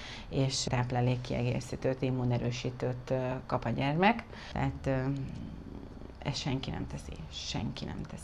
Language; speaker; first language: Hungarian; native; Hungarian